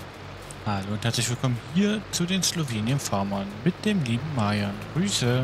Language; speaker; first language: German; native; German